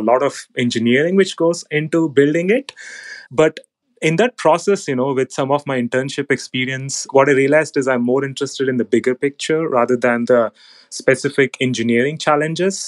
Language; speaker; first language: English; non-native, local second language; Telugu